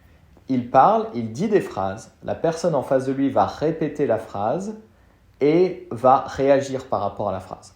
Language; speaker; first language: French; native; French